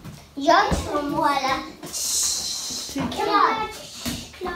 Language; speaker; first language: Swedish; non-native, learner; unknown